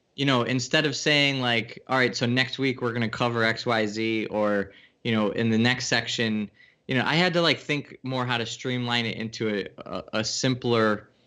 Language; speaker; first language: English; native; English